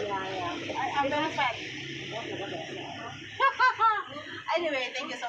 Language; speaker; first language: English; non-native, learner; Filipino